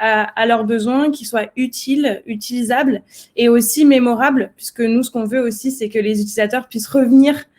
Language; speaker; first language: French; native; French